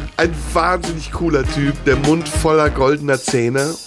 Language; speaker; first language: German; native; German